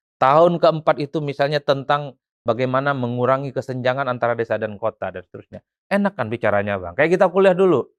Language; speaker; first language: Indonesian; non-native, local second language; Madurese